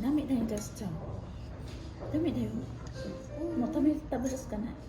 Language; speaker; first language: Japanese; non-native, fluent; Cebuano